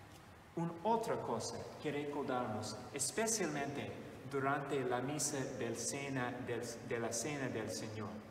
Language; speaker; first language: Spanish; non-native, fluent; English